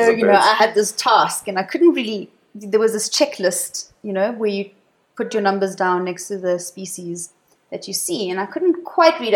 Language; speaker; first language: English; native; English